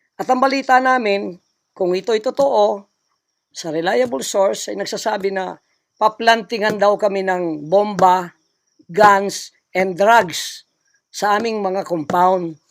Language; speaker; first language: Filipino; non-native, local second language; Cebuano